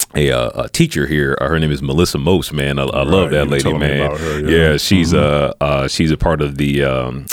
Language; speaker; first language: English; native; English